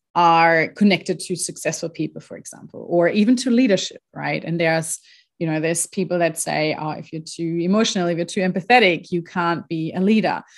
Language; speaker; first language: English; non-native, fluent; German